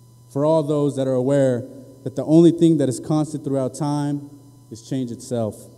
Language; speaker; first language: English; early bilingual, other home language; Spanish